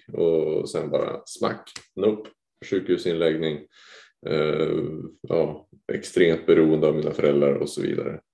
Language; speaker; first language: Swedish; native; Swedish